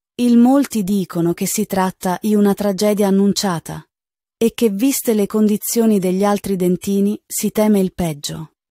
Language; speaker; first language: Italian; native; Italian